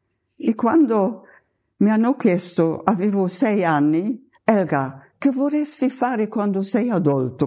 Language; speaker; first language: Italian; non-native, fluent; German